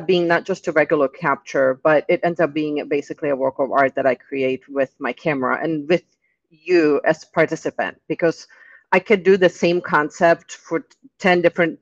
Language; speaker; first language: English; non-native, fluent; Czech